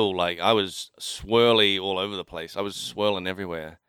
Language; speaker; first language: English; native; English